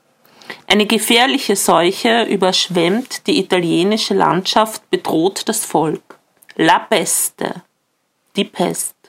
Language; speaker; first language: German; native; German